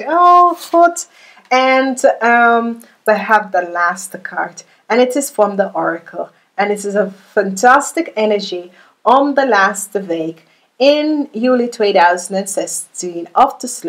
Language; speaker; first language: Dutch; non-native, learner; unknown